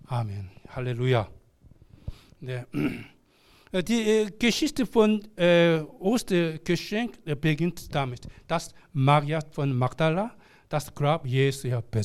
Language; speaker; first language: German; non-native, learner; Korean